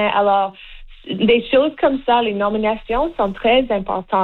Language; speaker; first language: French; non-native, learner; English